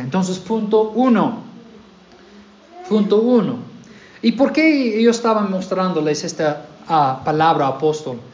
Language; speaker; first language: Spanish; non-native, fluent; English